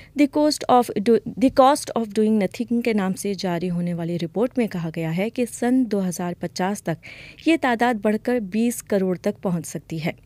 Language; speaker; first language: Urdu; native; Urdu